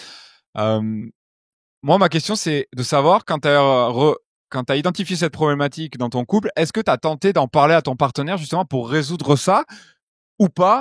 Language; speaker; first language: French; native; French